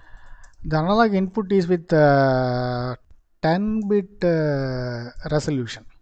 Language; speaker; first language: English; non-native, local second language; Tamil